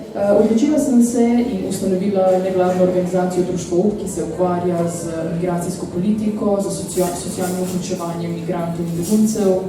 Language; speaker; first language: Slovenian; early bilingual, other home language; Bosnian